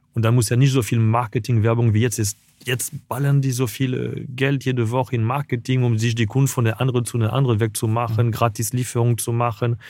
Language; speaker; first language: German; non-native, fluent; French